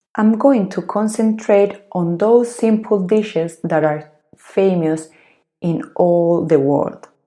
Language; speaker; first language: English; non-native, fluent; Spanish